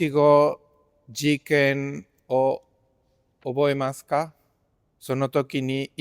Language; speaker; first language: Japanese; non-native, fluent; Spanish